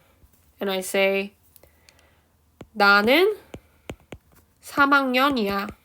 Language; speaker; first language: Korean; early bilingual, heritage; Korean